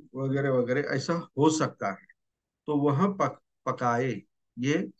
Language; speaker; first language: Hindi; non-native, local second language; Marathi